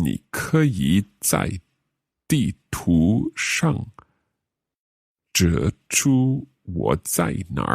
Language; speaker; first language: Chinese; non-native, learner; English